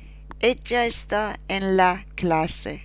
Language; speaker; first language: Spanish; non-native, fluent; Persian